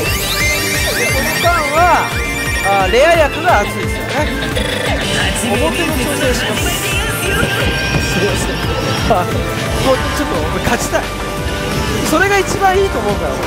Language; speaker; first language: Japanese; native; Japanese